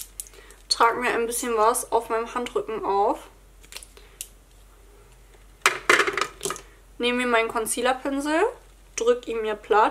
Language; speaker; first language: German; native; German